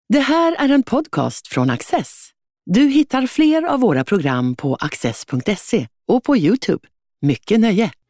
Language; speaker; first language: Swedish; native; Swedish